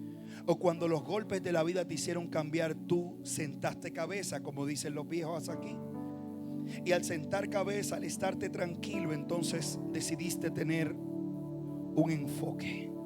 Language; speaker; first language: Spanish; native; Spanish